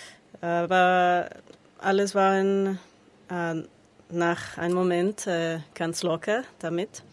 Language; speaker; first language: German; non-native, learner; Spanish